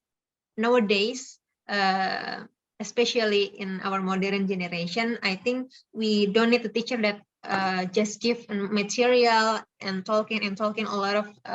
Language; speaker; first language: English; non-native, fluent; Indonesian